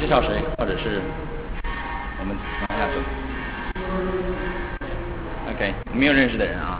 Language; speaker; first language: Chinese; native; Chinese